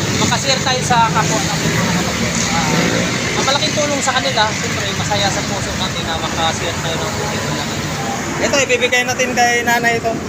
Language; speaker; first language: Filipino; non-native, local second language; Cebuano